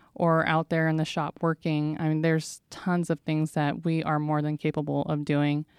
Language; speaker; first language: English; native; English